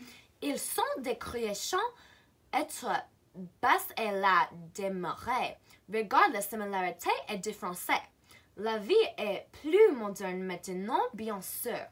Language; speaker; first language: French; non-native, learner; English